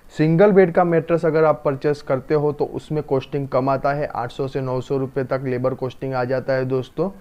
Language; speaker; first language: Hindi; non-native, local second language; Gujarati